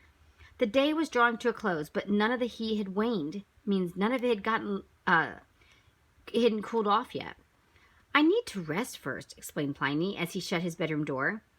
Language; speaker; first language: English; native; English